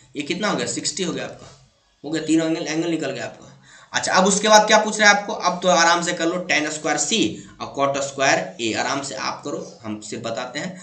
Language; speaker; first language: Hindi; native; Hindi